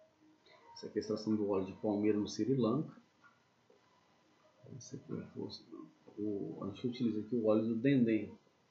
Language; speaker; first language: Portuguese; native; Portuguese